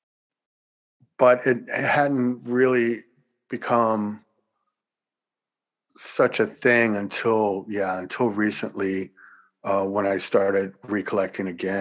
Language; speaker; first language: English; native; English